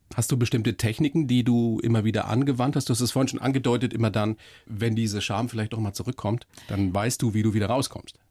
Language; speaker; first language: German; native; German